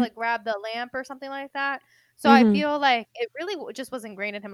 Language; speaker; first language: English; non-native, fluent; Spanish